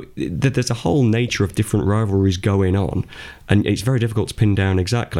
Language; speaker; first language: English; native; English